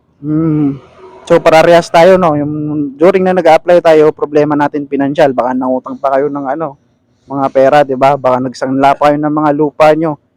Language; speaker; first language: Filipino; non-native, local second language; Cebuano